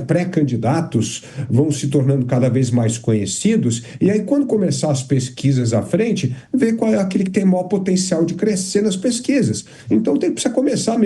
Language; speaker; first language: Portuguese; native; Portuguese